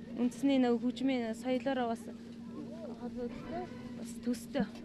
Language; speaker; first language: Mongolian; non-native, local second language; Kazakh